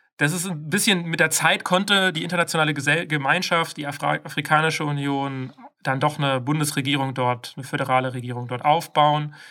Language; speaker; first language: German; native; German